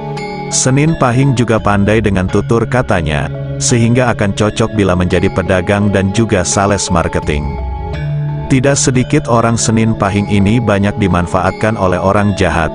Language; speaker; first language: Indonesian; non-native, local second language; Javanese